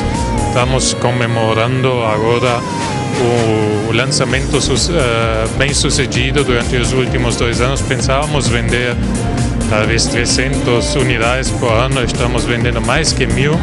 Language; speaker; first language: Portuguese; non-native, fluent; Spanish